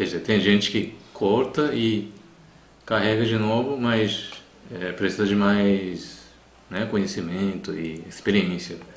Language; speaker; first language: Portuguese; non-native, fluent; Japanese